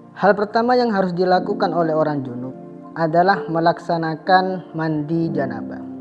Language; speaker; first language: Indonesian; non-native, local second language; Madurese